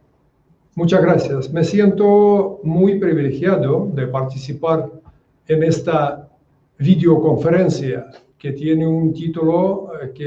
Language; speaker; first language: Spanish; non-native, fluent; Russian